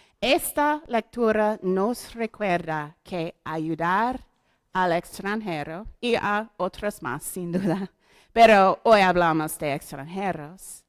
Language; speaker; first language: Spanish; non-native, learner; English